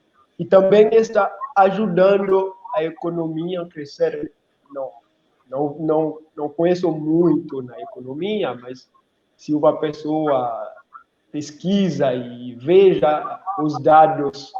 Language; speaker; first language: Portuguese; non-native, local second language; Haitian Creole